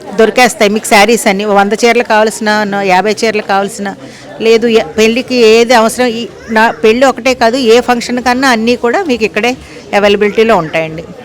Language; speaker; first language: Telugu; native; Telugu